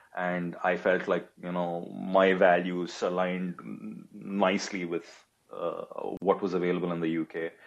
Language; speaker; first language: English; non-native, local second language; Telugu